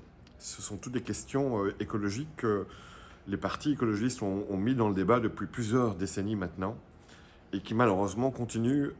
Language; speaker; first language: French; native; French